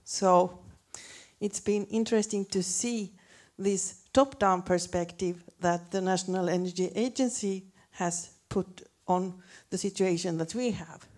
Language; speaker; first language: English; non-native, fluent; Swedish